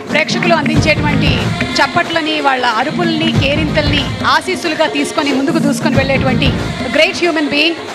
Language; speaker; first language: Telugu; native; Telugu